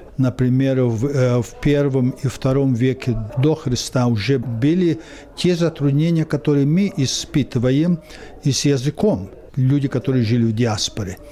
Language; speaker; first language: Russian; early bilingual, heritage; Russian